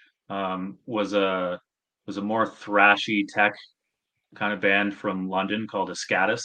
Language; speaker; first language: English; native; English